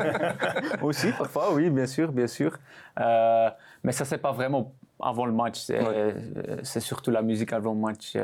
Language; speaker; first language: French; non-native, local second language; Dutch